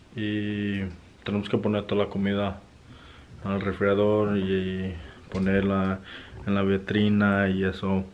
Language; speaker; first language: Spanish; early bilingual, heritage; Spanish